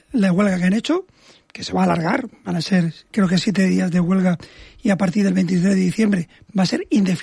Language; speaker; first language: Spanish; native; Spanish